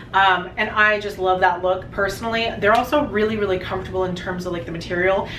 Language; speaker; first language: English; native; English